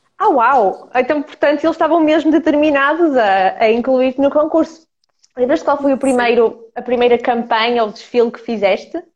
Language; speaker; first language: Portuguese; early bilingual, other home language; Ukrainian